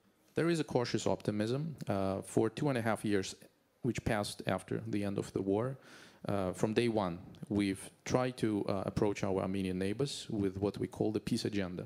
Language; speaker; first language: English; non-native, fluent; Azerbaijani